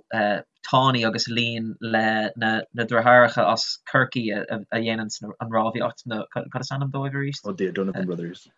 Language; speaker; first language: Irish; non-native, local second language; English